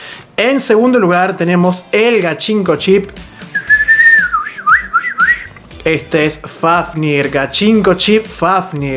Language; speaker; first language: Spanish; native; Spanish